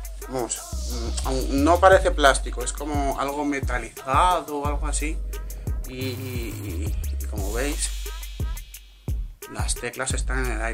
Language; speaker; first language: Spanish; native; Spanish